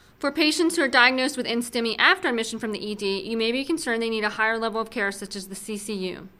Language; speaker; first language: English; native; English